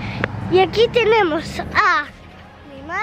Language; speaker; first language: Spanish; early bilingual, heritage; English